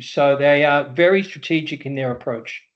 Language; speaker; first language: English; native; English